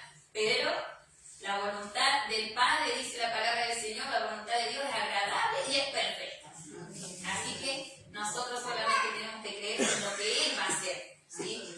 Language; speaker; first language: Spanish; native; Spanish